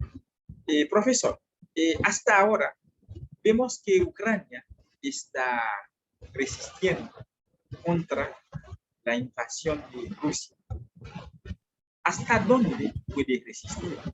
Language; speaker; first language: Spanish; non-native, fluent; French